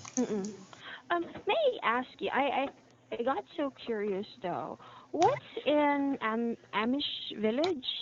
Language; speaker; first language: English; non-native, fluent; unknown